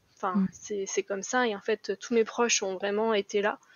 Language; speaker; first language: French; native; French